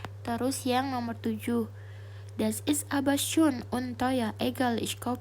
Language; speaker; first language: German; non-native, fluent; Indonesian